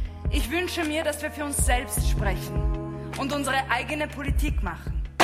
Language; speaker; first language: German; native; German